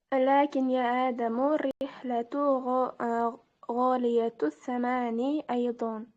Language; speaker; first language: Arabic; non-native, learner; Uzbek